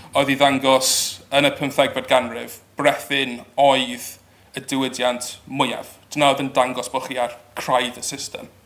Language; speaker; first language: Welsh; native; Welsh